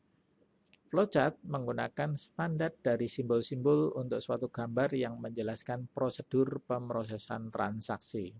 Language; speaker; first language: Indonesian; native; Indonesian